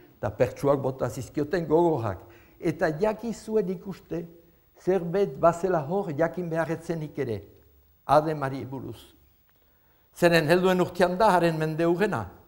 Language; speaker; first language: Basque; native; Basque